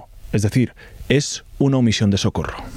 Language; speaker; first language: Spanish; native; Spanish